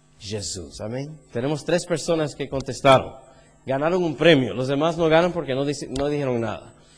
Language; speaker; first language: Spanish; early bilingual, heritage; Spanish